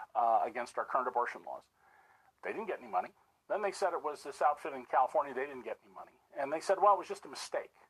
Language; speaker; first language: English; native; English